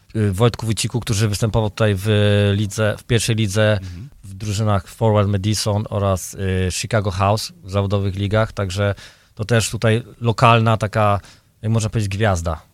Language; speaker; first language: Polish; native; Polish